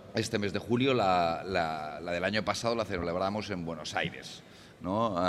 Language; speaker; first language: Spanish; native; Spanish